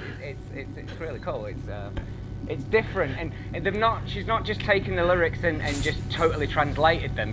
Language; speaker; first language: English; native; English